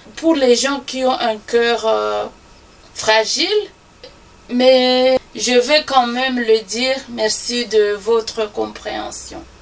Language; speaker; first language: French; non-native, local second language; Swahili